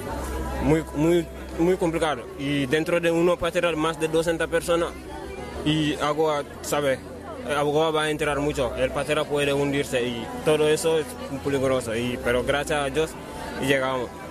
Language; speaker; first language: Spanish; non-native, learner; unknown